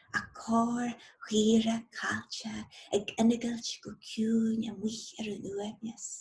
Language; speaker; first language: Irish; non-native, local second language; English